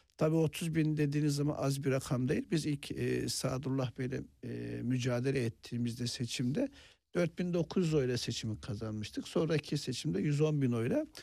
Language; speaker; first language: Turkish; native; Turkish